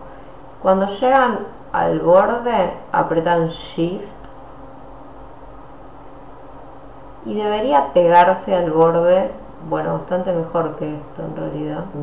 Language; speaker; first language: Spanish; native; Spanish